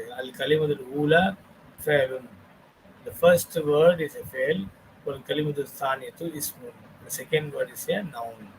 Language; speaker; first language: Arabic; non-native, fluent; Tamil